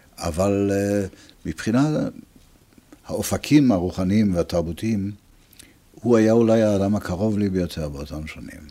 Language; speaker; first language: Hebrew; early bilingual, other home language; Italian